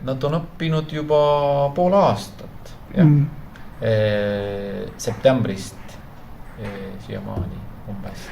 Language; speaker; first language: Estonian; non-native, fluent; Turkish